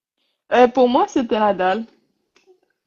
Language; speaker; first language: French; non-native, learner; Rundi